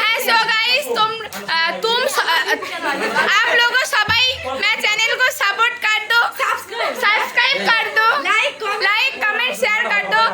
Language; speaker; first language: Hindi; non-native, local second language; Bangla